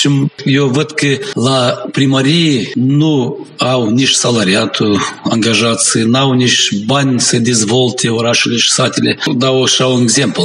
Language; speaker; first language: Romanian; non-native, local second language; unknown